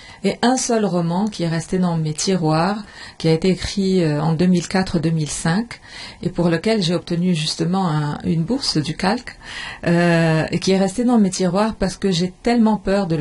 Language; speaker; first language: French; non-native, fluent; Arabic